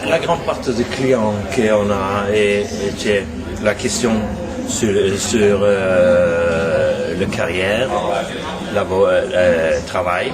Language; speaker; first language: French; non-native, learner; Norwegian